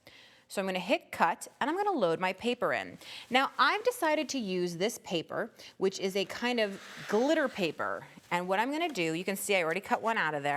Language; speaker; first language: English; native; English